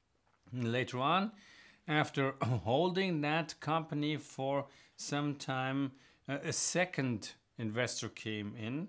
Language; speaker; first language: English; non-native, fluent; German